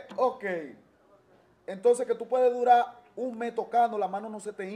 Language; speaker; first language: Spanish; native; Spanish